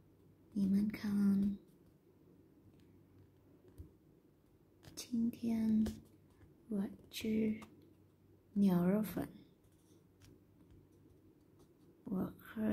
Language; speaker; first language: Chinese; non-native, learner; Vietnamese